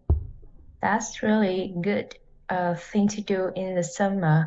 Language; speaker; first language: English; non-native, learner; Vietnamese